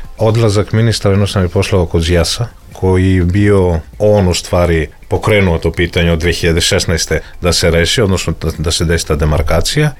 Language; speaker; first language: Serbian; non-native, fluent; Greek